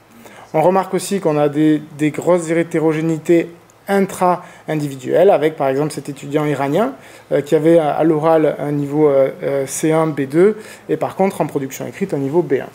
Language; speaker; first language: French; native; French